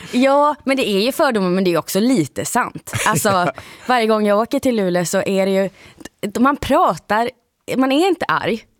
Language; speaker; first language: Swedish; native; Swedish